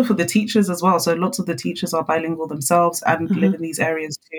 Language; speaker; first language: English; non-native, local second language; Akan